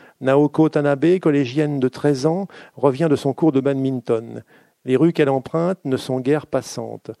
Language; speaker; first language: French; native; French